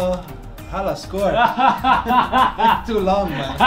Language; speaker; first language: English; non-native, learner; Arabic